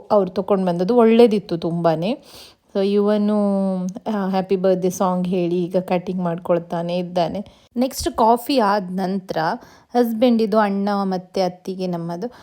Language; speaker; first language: Kannada; non-native, local second language; Konkani